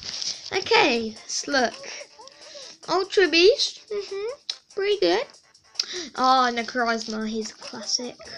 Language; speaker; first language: English; native; English